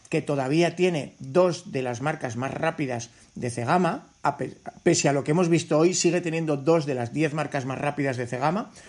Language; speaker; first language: Spanish; native; Spanish